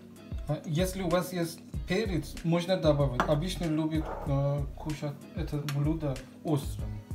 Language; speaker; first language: Russian; non-native, fluent; Persian